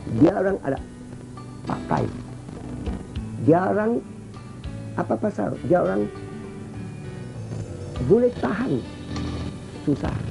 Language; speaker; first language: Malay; non-native, local second language; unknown